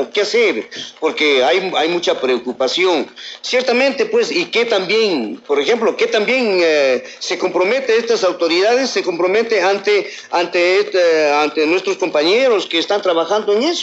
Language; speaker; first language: Spanish; native; Spanish